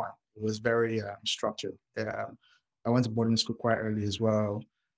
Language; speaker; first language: English; non-native, local second language; Yoruba